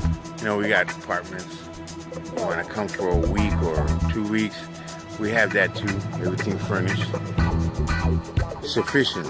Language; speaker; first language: English; non-native, local second language; Spanish